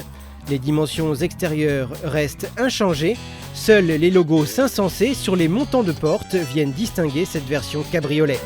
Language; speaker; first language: French; native; French